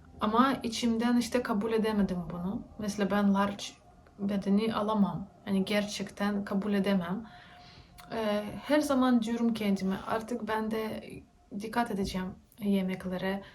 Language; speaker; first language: Turkish; non-native, learner; Russian